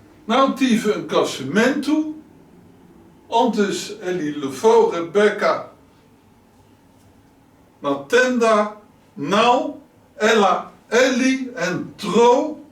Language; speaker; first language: Portuguese; non-native, learner; Dutch